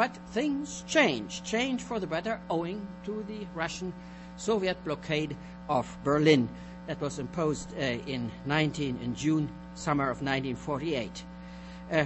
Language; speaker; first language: English; non-native, fluent; German